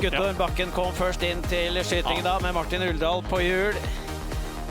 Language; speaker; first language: Norwegian; native; Norwegian